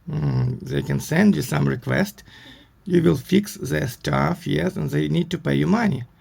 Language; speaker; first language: English; non-native, learner; Russian